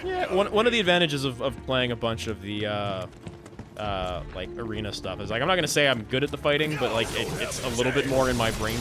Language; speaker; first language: English; native; English